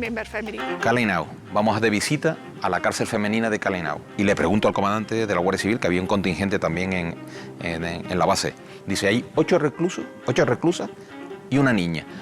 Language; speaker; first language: Spanish; native; Spanish